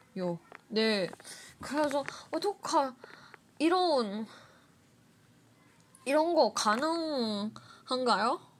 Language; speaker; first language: Korean; non-native, learner; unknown